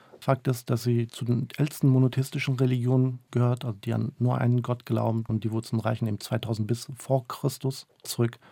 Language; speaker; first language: German; early bilingual, other home language; Kurdish